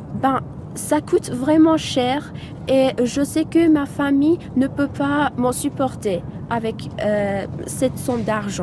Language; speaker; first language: French; non-native, fluent; Persian